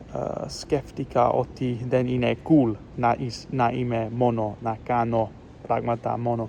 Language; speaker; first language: Greek; non-native, learner; English